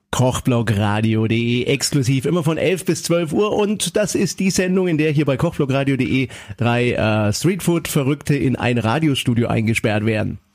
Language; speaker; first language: German; native; German